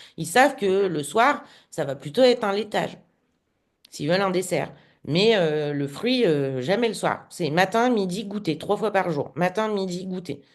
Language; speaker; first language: French; native; French